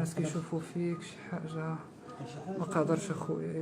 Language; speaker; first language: Arabic; native; Arabic